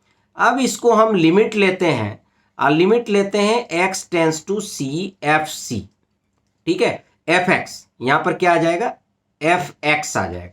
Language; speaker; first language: Hindi; native; Hindi